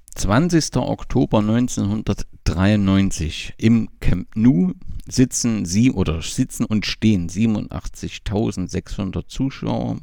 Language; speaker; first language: German; native; German